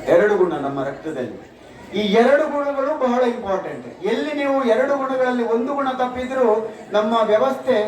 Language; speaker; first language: Kannada; native; Kannada